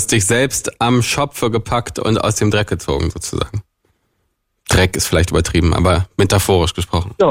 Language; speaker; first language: German; native; German